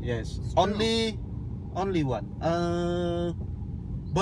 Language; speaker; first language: English; non-native, learner; Balinese